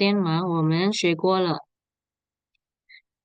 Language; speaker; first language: Chinese; non-native, fluent; Indonesian